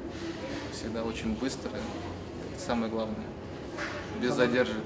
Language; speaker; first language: Russian; native; Russian